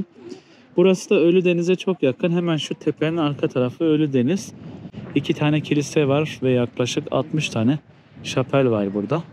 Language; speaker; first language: Turkish; native; Turkish